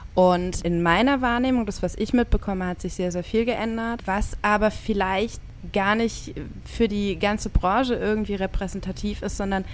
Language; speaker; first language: German; native; German